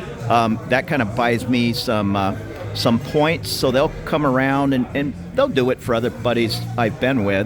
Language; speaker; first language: English; native; English